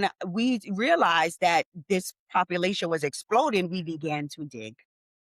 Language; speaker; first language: English; native; English